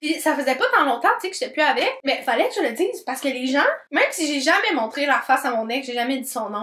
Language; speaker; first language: French; native; French